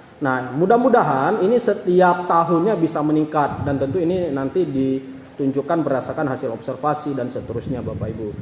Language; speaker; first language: Indonesian; non-native, local second language; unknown